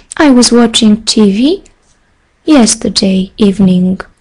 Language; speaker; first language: English; non-native, fluent; Bulgarian